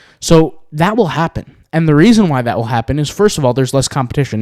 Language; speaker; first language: English; native; English